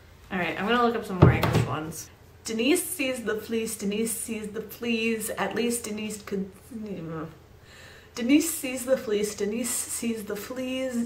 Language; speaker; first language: English; native; English